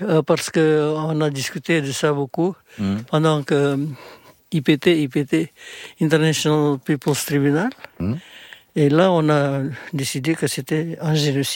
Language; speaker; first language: French; non-native, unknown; Indonesian